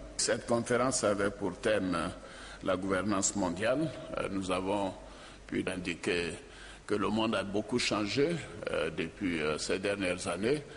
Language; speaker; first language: French; non-native, local second language; Dyula